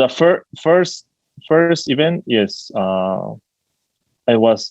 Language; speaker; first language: English; non-native, fluent; Spanish